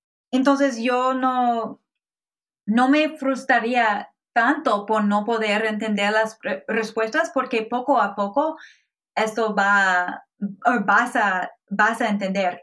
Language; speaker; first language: Spanish; non-native, fluent; English